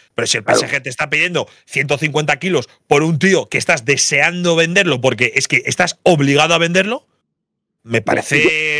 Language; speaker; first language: Spanish; native; Spanish